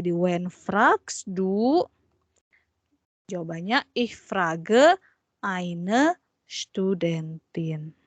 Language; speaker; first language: German; non-native, fluent; Indonesian